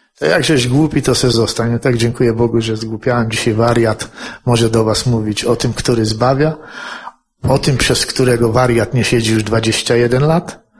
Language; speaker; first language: Polish; native; Polish